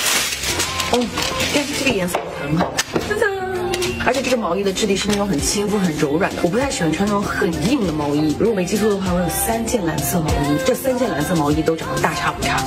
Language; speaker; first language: Chinese; native; Chinese